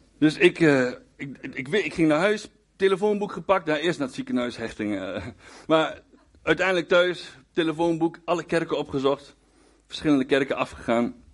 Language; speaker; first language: Dutch; native; Dutch